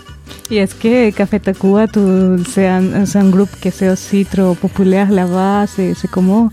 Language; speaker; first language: French; non-native, fluent; Spanish